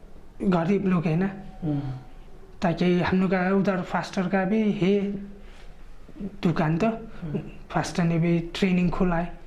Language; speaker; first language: Hindi; non-native, local second language; Khasi